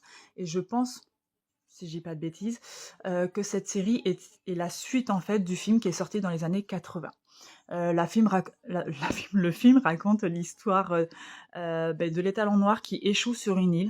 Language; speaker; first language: French; native; French